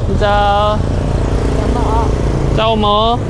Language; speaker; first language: Korean; native; Korean